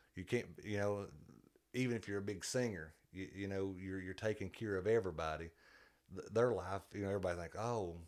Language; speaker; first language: English; native; English